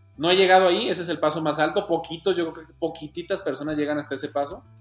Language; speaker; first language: Spanish; native; Spanish